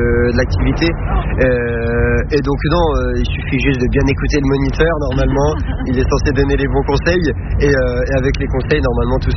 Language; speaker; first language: French; native; French